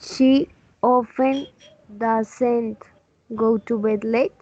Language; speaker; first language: English; non-native, learner; Spanish